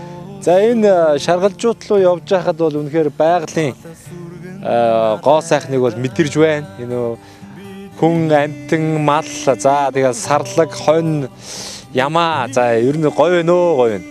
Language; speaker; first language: Mongolian; native; Mongolian